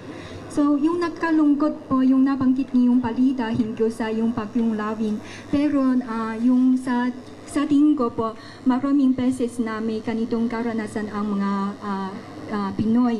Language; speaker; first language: Filipino; non-native, learner; Chinese